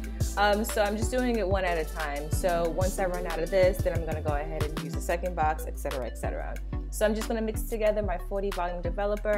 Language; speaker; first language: English; native; English